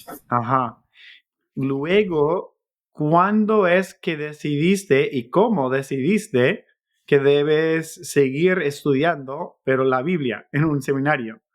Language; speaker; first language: Spanish; non-native, fluent; English